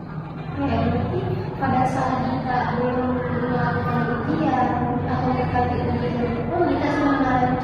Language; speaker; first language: Indonesian; native; Indonesian